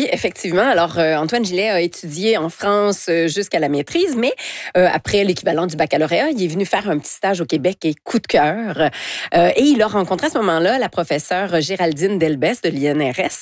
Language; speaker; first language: French; native; French